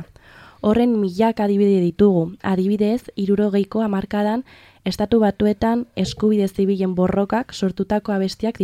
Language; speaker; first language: Basque; native; Basque